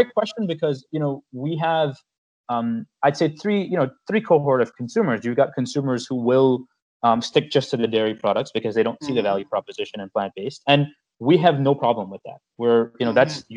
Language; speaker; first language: English; native; English